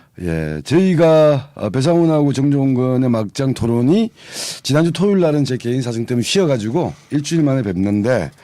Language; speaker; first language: Korean; native; Korean